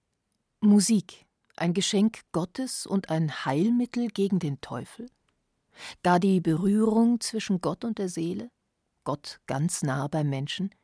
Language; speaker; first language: German; native; German